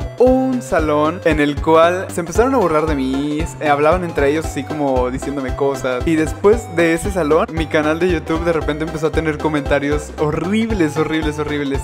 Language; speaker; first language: Spanish; native; Spanish